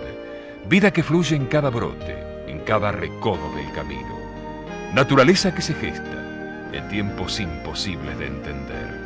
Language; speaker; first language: Spanish; native; Spanish